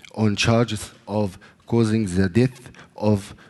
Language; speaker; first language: English; non-native, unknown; Arabic